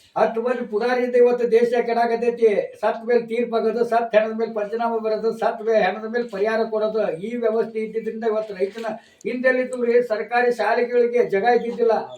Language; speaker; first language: Kannada; native; Kannada